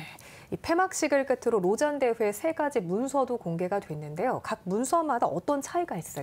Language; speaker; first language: Korean; native; Korean